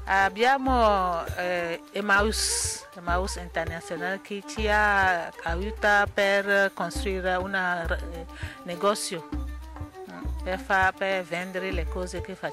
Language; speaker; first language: Italian; non-native, fluent; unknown